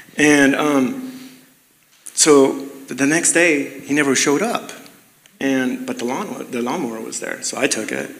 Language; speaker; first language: English; early bilingual, other home language; Spanish